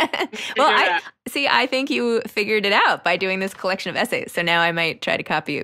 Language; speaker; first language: English; native; English